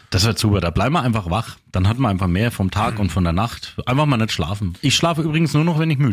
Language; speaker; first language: German; native; German